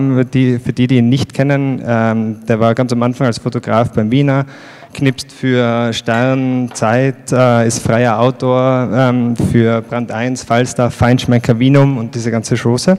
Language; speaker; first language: German; native; German